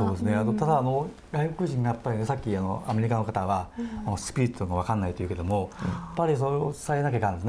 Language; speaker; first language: Japanese; native; Japanese